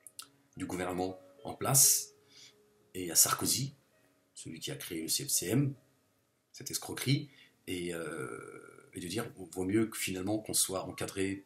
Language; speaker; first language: French; native; French